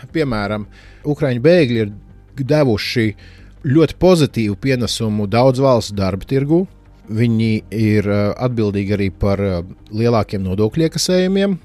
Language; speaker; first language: Latvian; native; Latvian